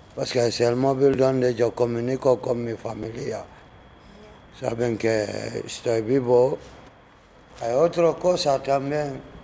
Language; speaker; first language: Spanish; non-native, learner; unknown